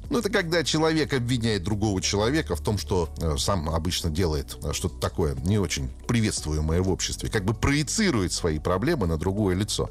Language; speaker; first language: Russian; native; Russian